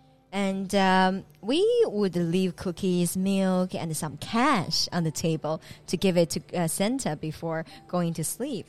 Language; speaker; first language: English; non-native, fluent; Chinese